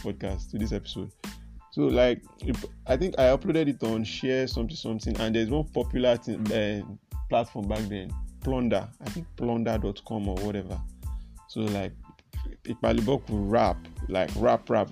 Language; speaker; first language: English; non-native, local second language; Yoruba